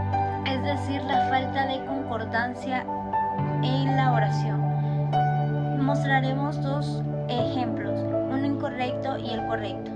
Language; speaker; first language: Spanish; native; Spanish